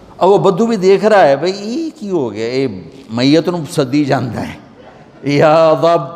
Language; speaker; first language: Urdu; non-native, local second language; Punjabi